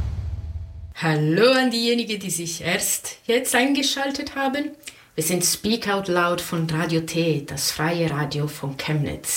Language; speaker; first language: German; non-native, fluent; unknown